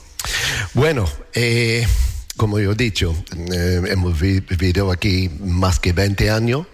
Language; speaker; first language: Spanish; non-native, learner; English